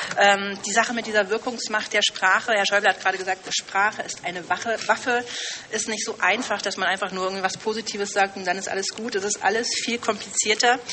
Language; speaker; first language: German; early bilingual, other home language; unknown